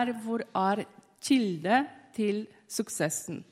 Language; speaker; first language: Norwegian; non-native, fluent; Polish